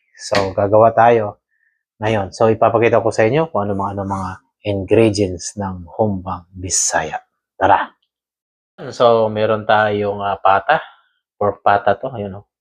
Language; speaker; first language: Filipino; non-native, local second language; Cebuano